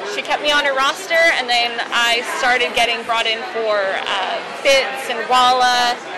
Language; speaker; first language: English; native; English